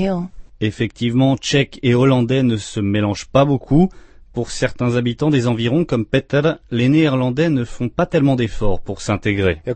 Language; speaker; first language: French; native; French